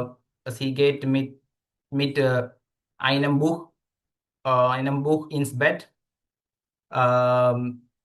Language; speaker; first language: German; non-native, learner; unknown